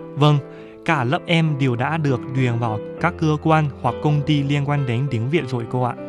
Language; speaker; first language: Vietnamese; non-native, fluent; Chinese